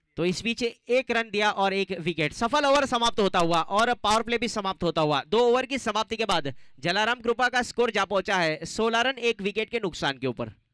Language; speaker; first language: Hindi; non-native, local second language; Gujarati